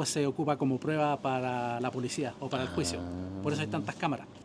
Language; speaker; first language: Spanish; native; Spanish